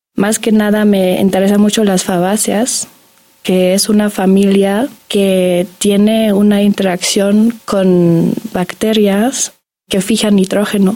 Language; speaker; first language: Spanish; non-native, fluent; German